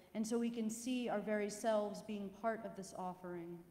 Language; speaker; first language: English; native; English